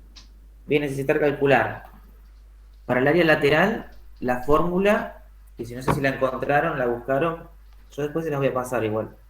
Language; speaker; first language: Spanish; native; Spanish